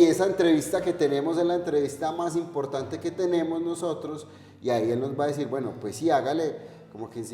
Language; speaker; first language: Spanish; native; Spanish